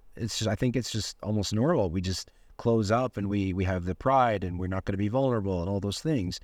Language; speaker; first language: English; native; English